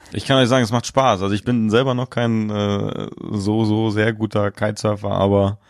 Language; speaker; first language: German; native; German